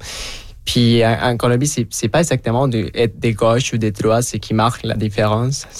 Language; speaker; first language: French; non-native, fluent; Spanish